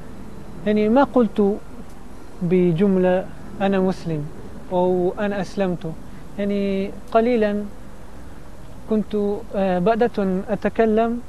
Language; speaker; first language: Arabic; non-native, learner; Italian